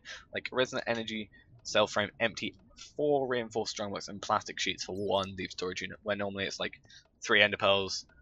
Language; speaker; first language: English; native; English